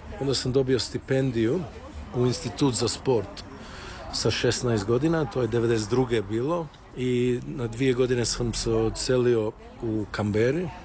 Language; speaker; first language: Croatian; early bilingual, heritage; Croatian